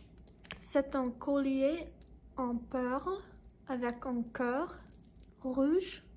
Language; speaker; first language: French; non-native, learner; English